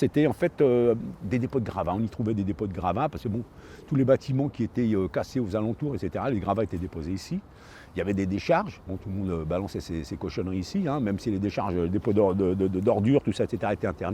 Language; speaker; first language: French; native; French